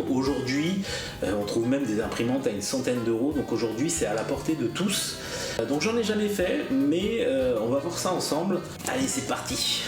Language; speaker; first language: French; native; French